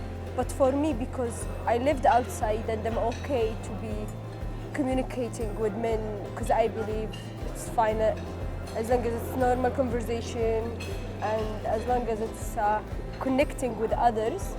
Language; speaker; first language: English; non-native, fluent; Arabic